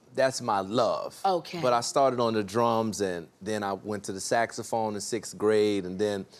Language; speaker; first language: English; native; English